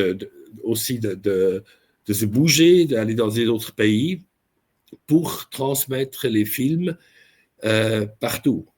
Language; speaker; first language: French; non-native, local second language; German